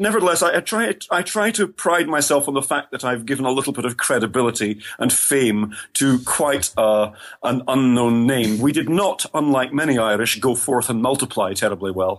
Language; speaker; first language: English; native; English